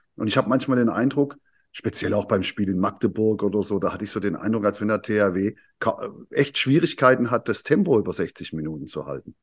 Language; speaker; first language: German; native; German